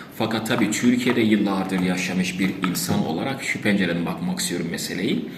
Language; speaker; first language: Turkish; non-native, fluent; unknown